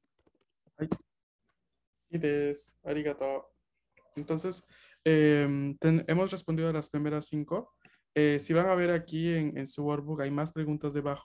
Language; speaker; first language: Spanish; native; Spanish